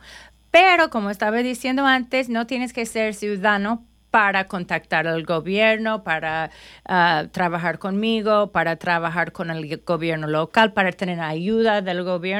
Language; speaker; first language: Spanish; non-native, fluent; English